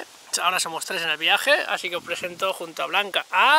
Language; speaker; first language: Spanish; native; Spanish